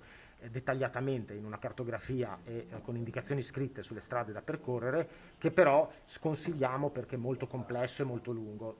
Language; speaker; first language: Italian; native; Italian